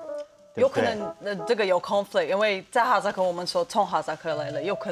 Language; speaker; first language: Chinese; non-native, fluent; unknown